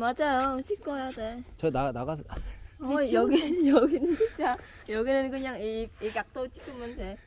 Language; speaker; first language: Korean; non-native, learner; Vietnamese